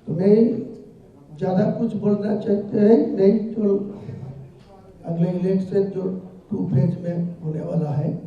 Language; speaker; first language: Hindi; non-native, local second language; Bangla